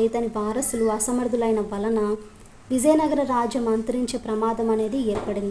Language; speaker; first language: Telugu; native; Telugu